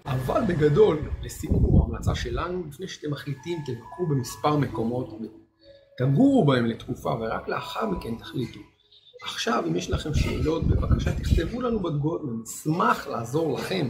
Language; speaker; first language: Hebrew; native; Hebrew